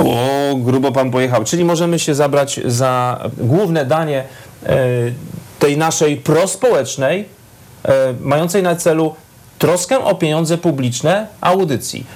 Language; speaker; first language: Polish; native; Polish